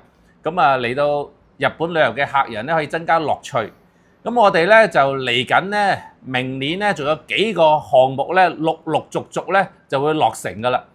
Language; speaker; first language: Cantonese; native; Cantonese